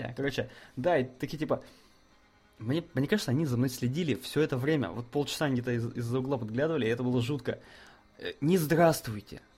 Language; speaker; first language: Russian; native; Russian